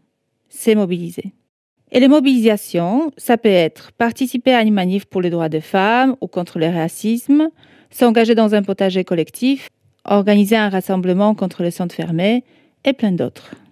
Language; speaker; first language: French; native; French